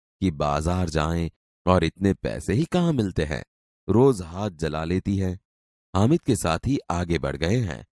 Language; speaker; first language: Hindi; non-native, local second language; Gujarati